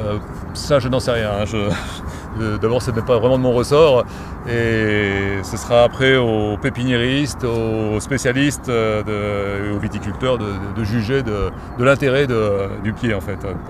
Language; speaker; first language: French; native; French